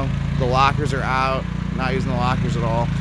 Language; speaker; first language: English; native; English